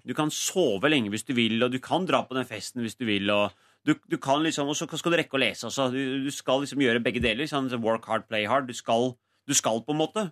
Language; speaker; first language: Norwegian; early bilingual, other home language; Urdu